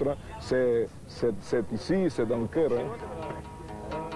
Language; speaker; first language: French; non-native, fluent; Portuguese